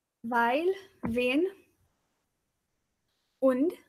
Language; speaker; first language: German; non-native, fluent; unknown